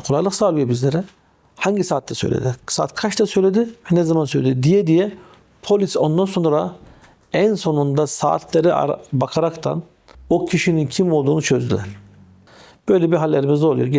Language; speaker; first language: Turkish; early bilingual, heritage; Turkish